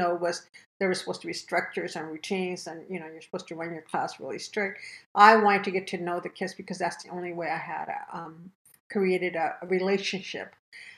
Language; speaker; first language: English; early bilingual, other home language; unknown